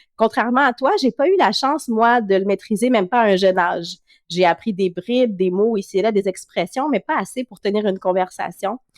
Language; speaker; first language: French; native; French